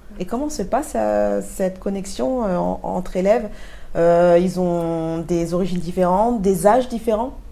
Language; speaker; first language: French; native; French